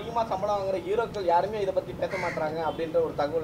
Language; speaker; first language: Tamil; native; Tamil